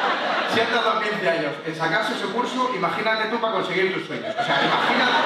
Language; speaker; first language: Spanish; native; Spanish